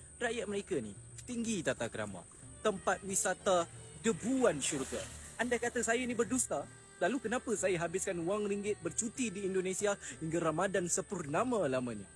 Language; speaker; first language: Malay; native; Malay